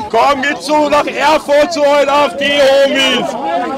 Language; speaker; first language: German; native; German